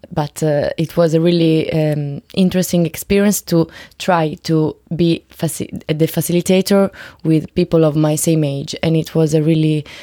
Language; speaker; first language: English; non-native, learner; Italian